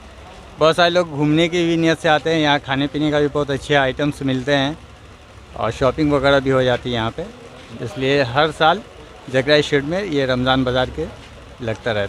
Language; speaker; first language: Hindi; native; Hindi